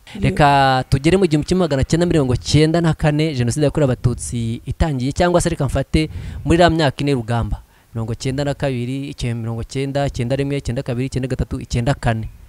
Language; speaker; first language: Kinyarwanda; native; Kinyarwanda